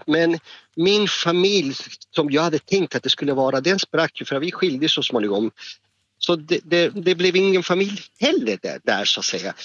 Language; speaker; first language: Swedish; non-native, fluent; Spanish